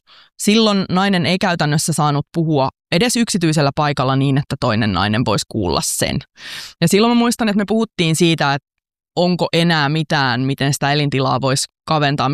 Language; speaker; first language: Finnish; native; Finnish